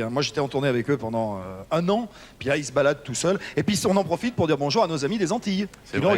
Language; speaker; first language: French; native; French